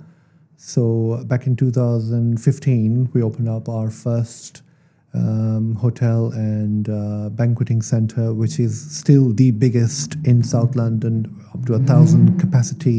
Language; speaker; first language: English; non-native, local second language; Urdu